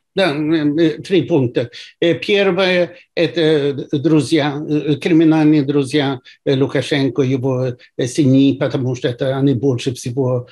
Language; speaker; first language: Russian; non-native, fluent; Swedish